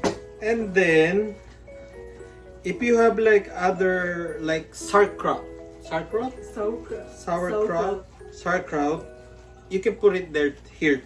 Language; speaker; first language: English; non-native, local second language; Filipino